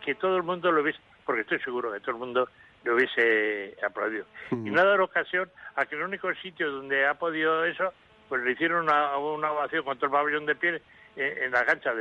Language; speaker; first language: Spanish; native; Spanish